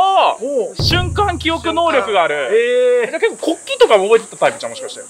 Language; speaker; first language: Japanese; native; Japanese